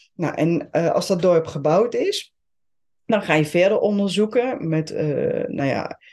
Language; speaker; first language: Dutch; non-native, fluent; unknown